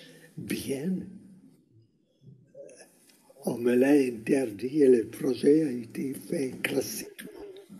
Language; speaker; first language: French; non-native, learner; Hungarian